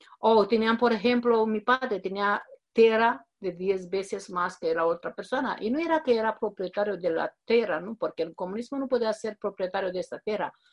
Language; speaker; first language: Spanish; non-native, fluent; Romanian